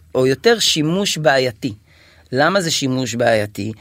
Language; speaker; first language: Hebrew; native; Hebrew